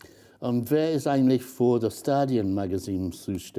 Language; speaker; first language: German; non-native, fluent; English